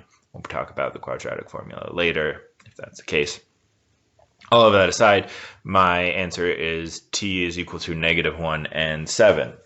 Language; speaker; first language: English; native; English